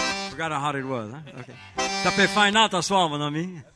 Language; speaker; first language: English; early bilingual, other home language; French